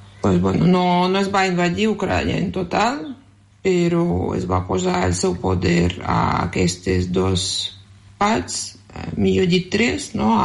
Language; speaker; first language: Catalan; non-native, fluent; Russian